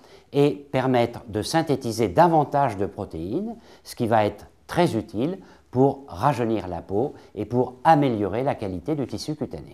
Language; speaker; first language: French; native; French